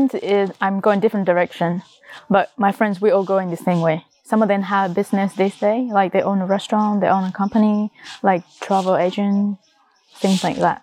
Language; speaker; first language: English; non-native, learner; Vietnamese